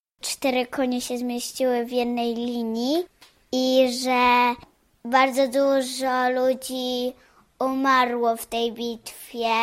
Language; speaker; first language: Polish; early bilingual, heritage; English